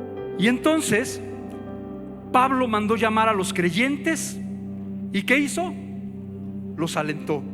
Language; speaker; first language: Spanish; native; Spanish